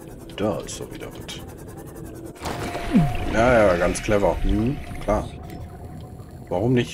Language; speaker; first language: German; native; German